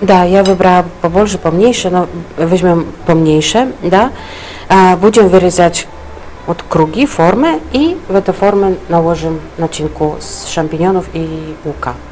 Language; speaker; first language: Russian; non-native, fluent; Polish